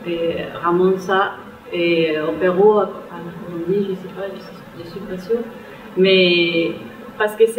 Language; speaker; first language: French; non-native, fluent; Spanish